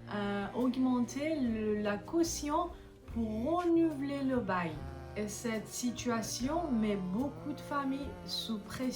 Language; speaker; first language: French; non-native, fluent; Persian